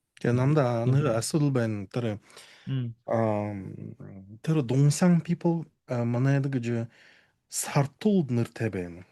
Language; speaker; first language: Mongolian; non-native, learner; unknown